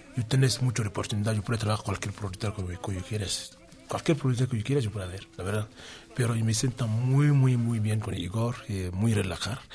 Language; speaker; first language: Spanish; non-native, learner; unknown